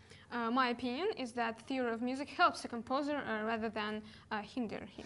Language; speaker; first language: English; non-native, fluent; Russian